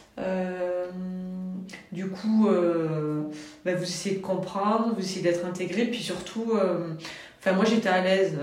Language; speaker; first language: French; native; French